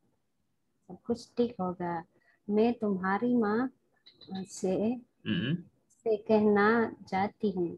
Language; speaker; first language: Hindi; non-native, learner; Indonesian